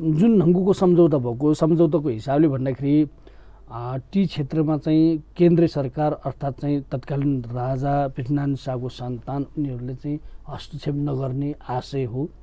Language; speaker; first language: Nepali; non-native, local second language; Newari